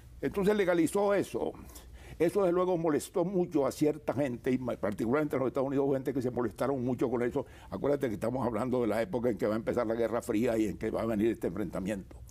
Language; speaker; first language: Spanish; native; Spanish